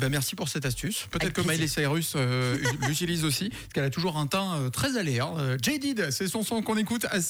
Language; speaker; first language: French; native; French